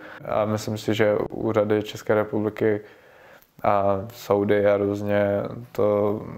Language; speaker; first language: Czech; early bilingual, other home language; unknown